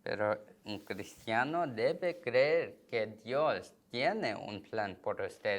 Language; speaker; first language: Spanish; non-native, learner; Korean